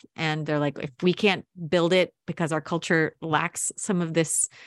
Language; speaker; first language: English; native; English